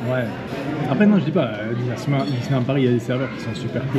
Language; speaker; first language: French; native; French